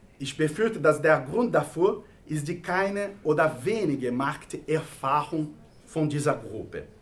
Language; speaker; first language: German; non-native, fluent; Portuguese